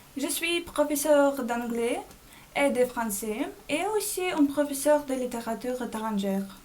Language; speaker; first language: French; non-native, learner; Ukrainian